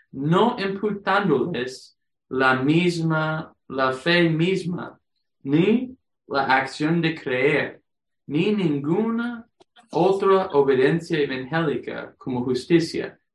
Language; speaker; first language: Spanish; non-native, fluent; English